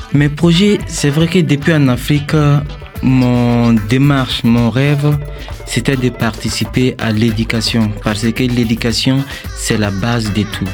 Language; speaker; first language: French; non-native, local second language; Mossi